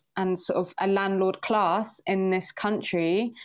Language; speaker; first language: English; early bilingual, other home language; Swahili